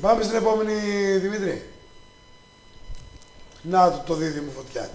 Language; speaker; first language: Greek; native; Greek